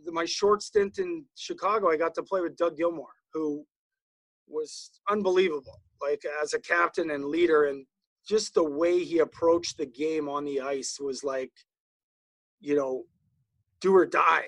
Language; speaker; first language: English; native; English